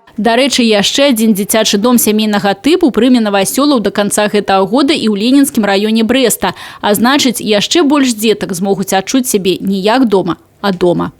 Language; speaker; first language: Belarusian; native; Belarusian